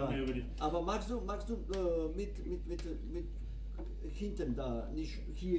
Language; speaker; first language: German; non-native, learner; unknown